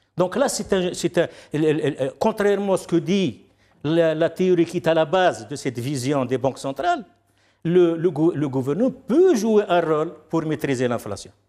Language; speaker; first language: French; non-native, local second language; Arabic